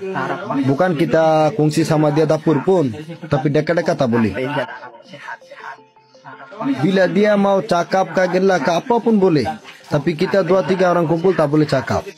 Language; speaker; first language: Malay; non-native, learner; Bangla